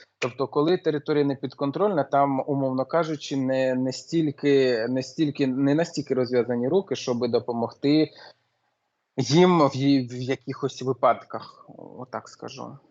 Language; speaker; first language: Ukrainian; non-native, local second language; Russian